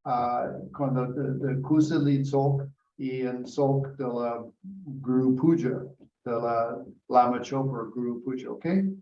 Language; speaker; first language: Spanish; non-native, learner; English